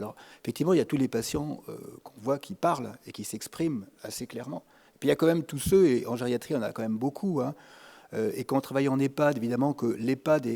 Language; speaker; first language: French; native; French